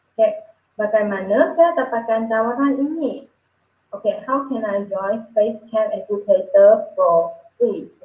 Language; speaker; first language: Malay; non-native, local second language; Chinese